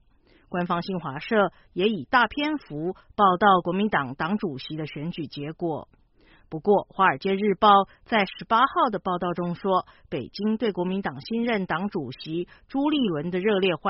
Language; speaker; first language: Chinese; native; Chinese